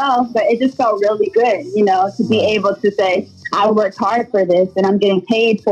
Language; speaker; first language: English; native; English